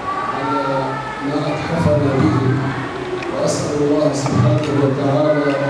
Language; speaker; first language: Arabic; native; Arabic